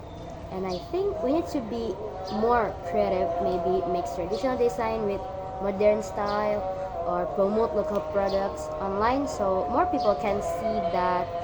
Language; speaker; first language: English; non-native, learner; Indonesian